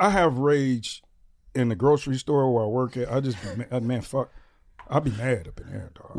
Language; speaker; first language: English; native; English